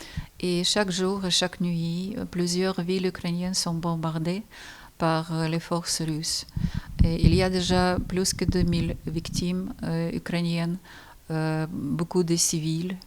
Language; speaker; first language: French; non-native, fluent; Ukrainian